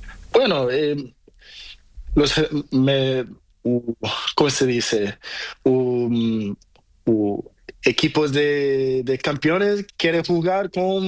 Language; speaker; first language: Spanish; non-native, learner; Portuguese